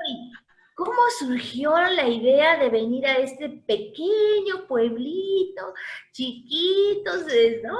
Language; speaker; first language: Spanish; native; Spanish